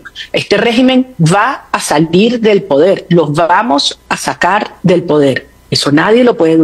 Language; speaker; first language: Spanish; native; Spanish